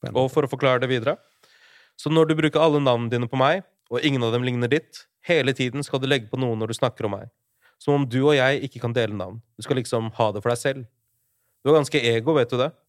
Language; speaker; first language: Norwegian; early bilingual, other home language; Urdu